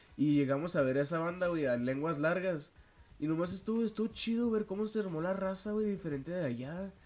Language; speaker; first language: Spanish; early bilingual, heritage; Spanish